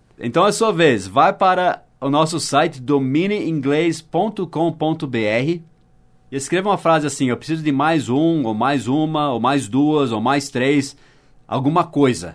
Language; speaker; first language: Portuguese; non-native, fluent; English